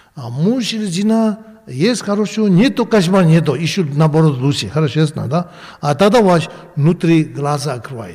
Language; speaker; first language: Russian; non-native, learner; Tibetan